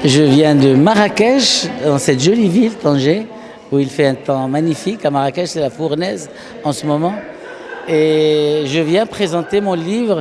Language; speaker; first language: French; non-native, local second language; Arabic